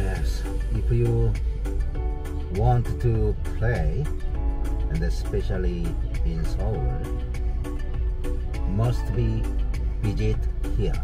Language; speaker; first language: English; non-native, learner; Korean